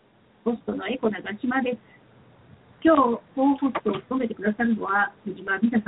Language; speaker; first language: Japanese; native; Japanese